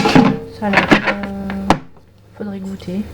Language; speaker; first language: French; native; French